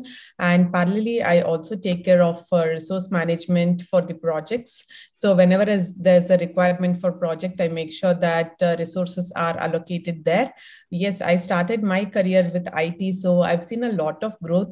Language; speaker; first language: English; non-native, local second language; Kannada